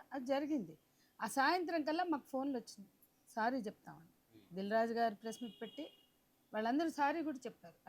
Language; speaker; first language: Telugu; native; Telugu